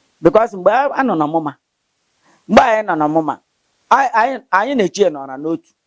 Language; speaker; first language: Igbo; non-native, local second language; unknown